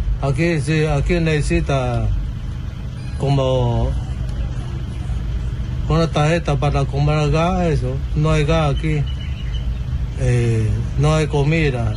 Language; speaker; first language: Spanish; non-native, learner; Chinese